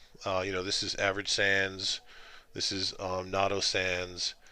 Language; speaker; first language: English; native; English